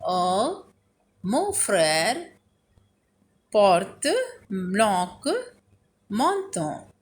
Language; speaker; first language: French; non-native, fluent; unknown